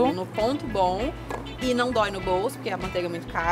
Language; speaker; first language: Portuguese; native; Portuguese